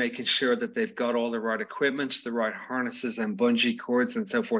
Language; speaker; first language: English; native; English